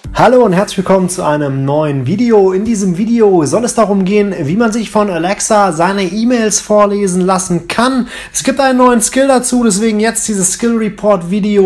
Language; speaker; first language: German; native; German